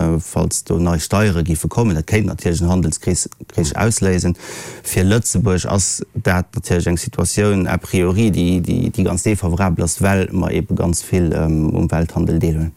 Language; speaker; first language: Luxembourgish; native; Luxembourgish